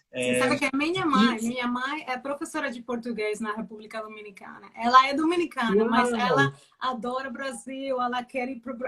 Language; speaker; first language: Portuguese; non-native, learner; Spanish